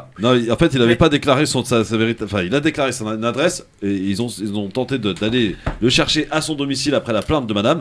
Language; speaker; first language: French; native; French